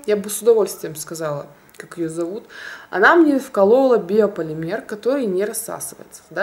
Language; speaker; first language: Russian; native; Russian